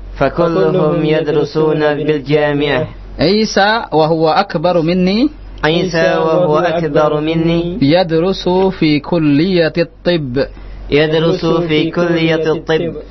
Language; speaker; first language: Arabic; non-native, fluent; Indonesian